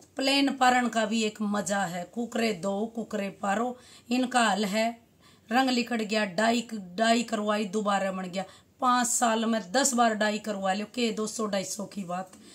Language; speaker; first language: Hindi; native; Hindi